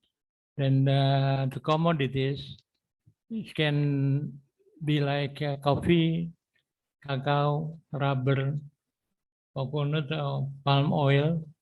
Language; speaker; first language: English; non-native, learner; Indonesian